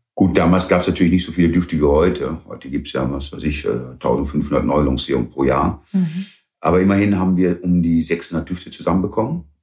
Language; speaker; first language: German; early bilingual, other home language; English